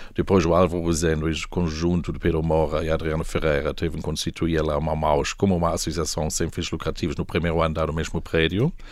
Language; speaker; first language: Portuguese; non-native, fluent; German